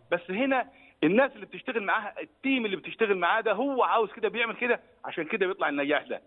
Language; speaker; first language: Arabic; native; Arabic